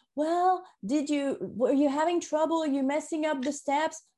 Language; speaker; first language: English; non-native, fluent; French